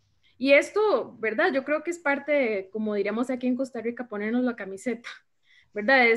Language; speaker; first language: Spanish; native; Spanish